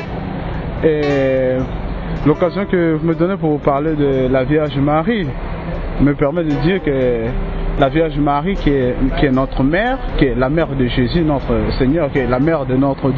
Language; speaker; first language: French; non-native, local second language; Kongo